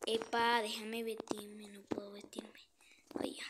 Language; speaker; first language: Spanish; native; Spanish